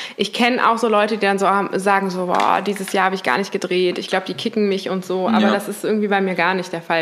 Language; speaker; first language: German; native; German